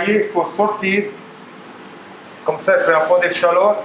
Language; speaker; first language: French; non-native, learner; Italian